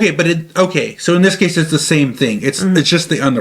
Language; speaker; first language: English; native; English